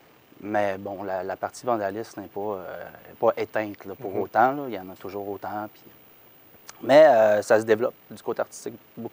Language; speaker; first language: French; native; French